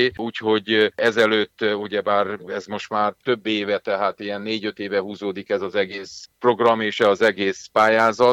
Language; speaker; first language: Hungarian; native; Hungarian